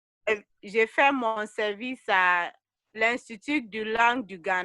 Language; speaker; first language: French; non-native, learner; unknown